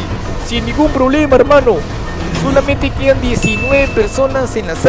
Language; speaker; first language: Spanish; native; Spanish